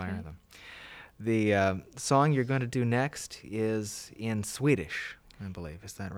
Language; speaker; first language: English; native; English